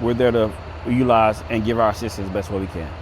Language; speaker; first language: English; native; English